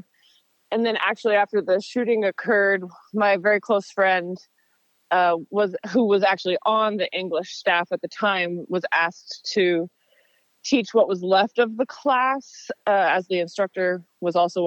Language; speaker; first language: English; native; English